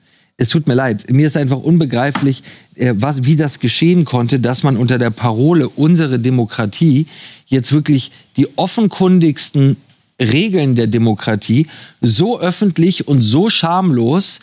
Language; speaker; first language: German; native; German